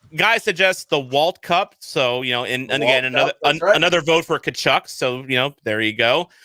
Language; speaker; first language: English; native; English